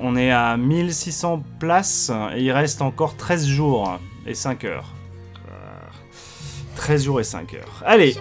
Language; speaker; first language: French; native; French